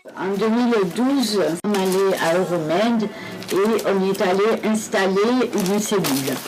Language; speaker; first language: French; native; French